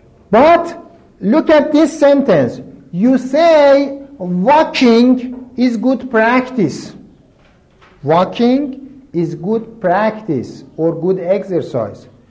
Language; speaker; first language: English; non-native, fluent; Persian